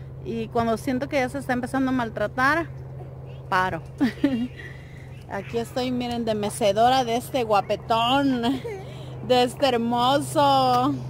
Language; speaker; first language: Spanish; native; Spanish